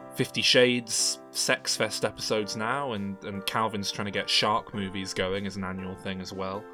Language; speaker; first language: English; native; English